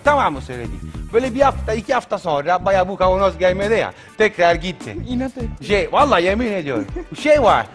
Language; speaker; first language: Turkish; non-native, learner; Italian